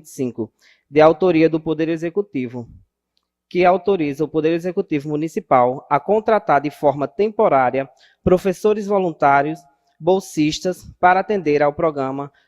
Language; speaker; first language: Portuguese; native; Portuguese